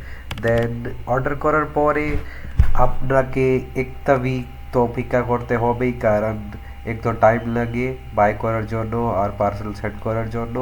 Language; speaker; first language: Bangla; non-native, fluent; Urdu